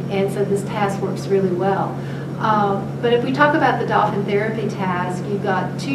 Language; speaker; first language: English; native; English